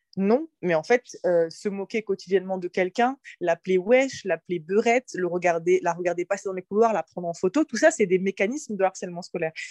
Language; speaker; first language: French; early bilingual, other home language; Arabic